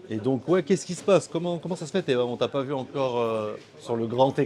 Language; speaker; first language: French; native; French